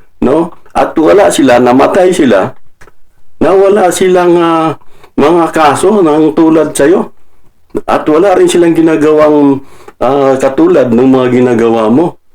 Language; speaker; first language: Filipino; non-native, local second language; Cebuano